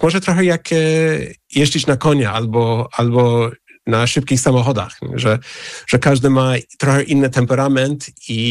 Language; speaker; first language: Polish; non-native, fluent; English